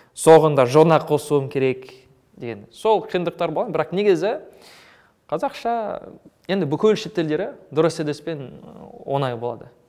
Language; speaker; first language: Kazakh; non-native, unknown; French